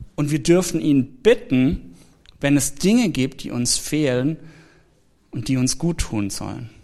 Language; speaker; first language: German; native; German